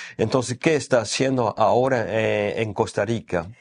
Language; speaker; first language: Spanish; non-native, learner; French